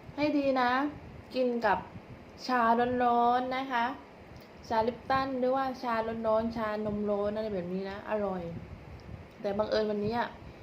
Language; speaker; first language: Thai; native; Thai